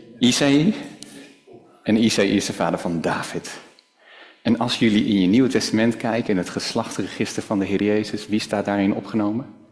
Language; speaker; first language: Dutch; native; Dutch